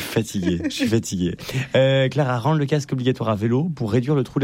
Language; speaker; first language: French; native; French